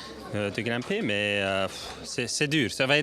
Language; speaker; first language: French; non-native, learner; Dutch